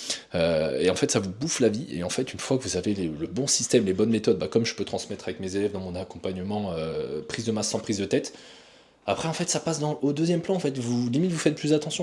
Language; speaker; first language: French; native; French